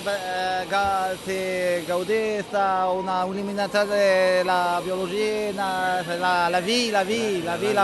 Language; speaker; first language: Spanish; non-native, learner; French